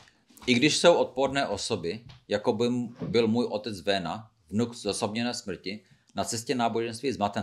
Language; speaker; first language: Czech; non-native, fluent; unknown